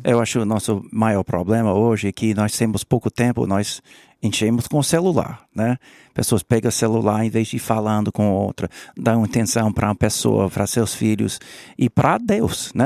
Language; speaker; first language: Portuguese; non-native, learner; English